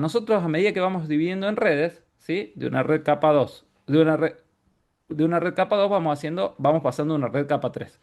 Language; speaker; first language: Spanish; native; Spanish